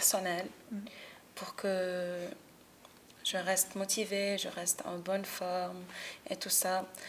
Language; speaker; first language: French; non-native, local second language; Arabic